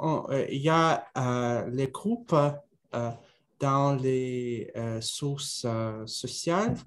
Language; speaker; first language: French; non-native, fluent; Russian